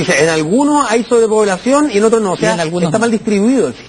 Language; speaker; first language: Spanish; native; Spanish